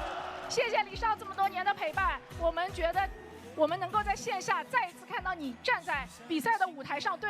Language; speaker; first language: Chinese; native; Chinese